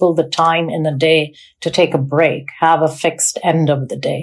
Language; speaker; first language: English; non-native, local second language; Urdu